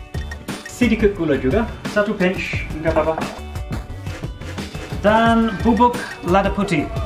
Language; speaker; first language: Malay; non-native, learner; English